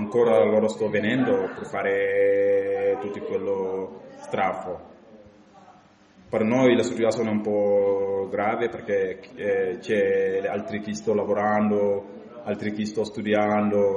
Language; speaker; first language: Italian; non-native, learner; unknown